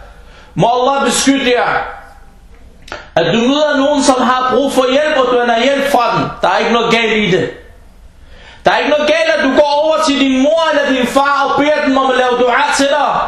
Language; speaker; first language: Danish; non-native, local second language; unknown